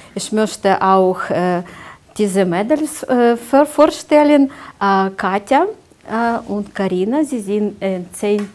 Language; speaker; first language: German; non-native, learner; Ukrainian